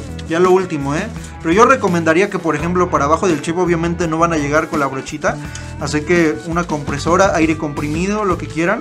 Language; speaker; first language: Spanish; native; Spanish